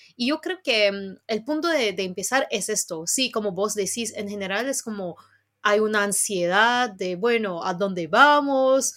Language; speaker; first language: Spanish; non-native, fluent; Cantonese